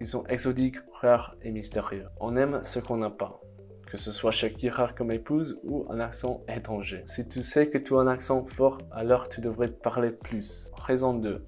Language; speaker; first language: French; non-native, fluent; English